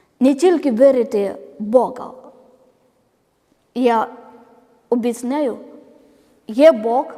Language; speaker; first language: Ukrainian; non-native, learner; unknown